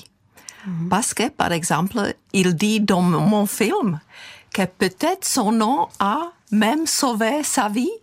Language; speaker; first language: French; non-native, fluent; Czech